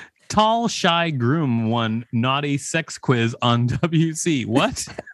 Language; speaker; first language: English; native; English